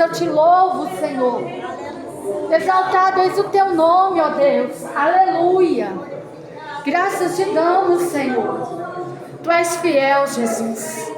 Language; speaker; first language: Portuguese; native; Portuguese